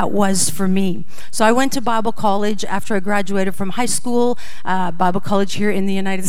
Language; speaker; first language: English; early bilingual, other home language; Dutch